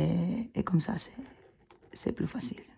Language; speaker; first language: French; non-native, fluent; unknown